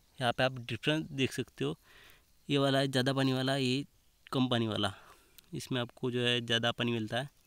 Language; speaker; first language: Hindi; non-native, local second language; Marathi